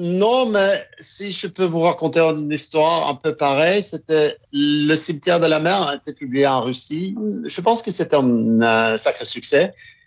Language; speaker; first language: French; non-native, fluent; Norwegian